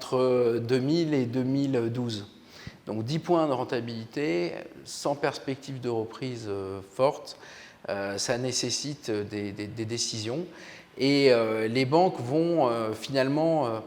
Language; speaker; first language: French; native; French